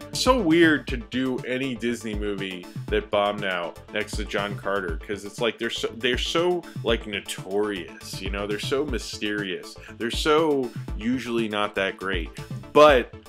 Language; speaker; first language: English; native; English